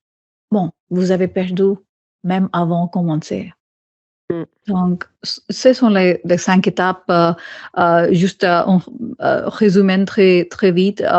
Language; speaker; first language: French; non-native, fluent; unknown